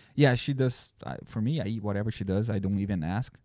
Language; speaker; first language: English; non-native, fluent; Portuguese